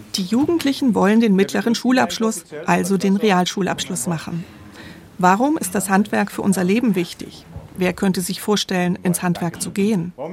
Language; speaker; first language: German; native; German